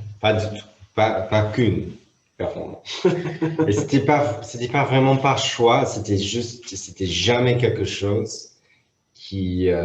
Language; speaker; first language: French; non-native, fluent; English